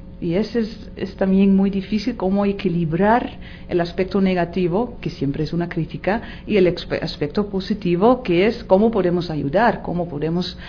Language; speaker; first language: Spanish; non-native, fluent; Dutch